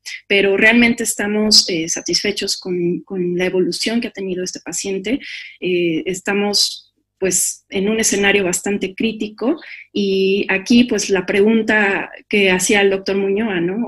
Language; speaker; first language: Spanish; native; Spanish